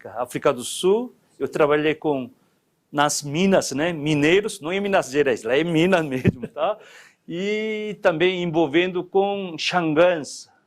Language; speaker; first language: Portuguese; non-native, fluent; Korean